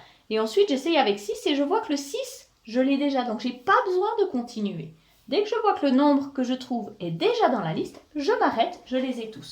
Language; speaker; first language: French; native; French